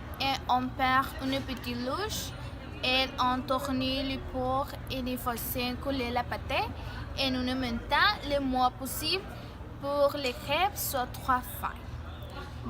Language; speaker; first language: French; non-native, learner; Spanish